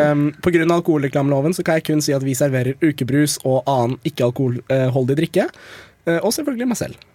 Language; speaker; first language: Norwegian; early bilingual, other home language; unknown